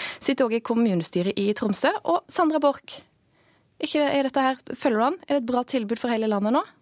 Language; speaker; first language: Norwegian; native; Norwegian